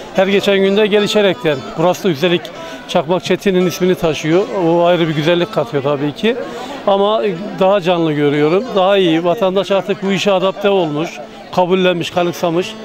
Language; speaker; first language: Turkish; native; Turkish